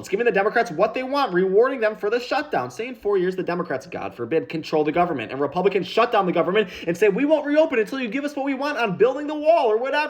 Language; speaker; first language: English; native; English